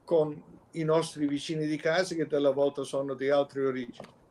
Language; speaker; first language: Italian; early bilingual, other home language; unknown